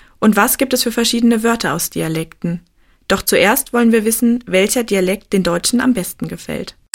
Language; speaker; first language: German; native; German